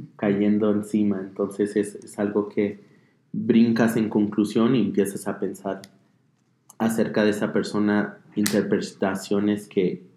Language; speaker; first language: Spanish; early bilingual, heritage; Spanish